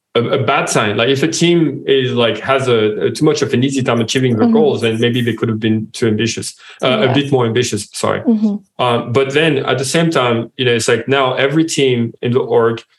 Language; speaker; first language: English; non-native, fluent; French